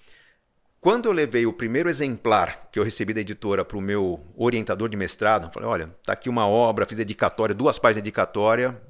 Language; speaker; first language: Portuguese; native; Portuguese